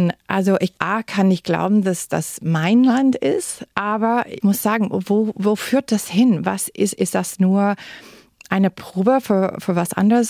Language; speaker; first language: German; non-native, fluent; English